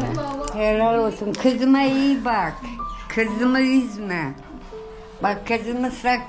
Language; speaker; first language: Turkish; native; Turkish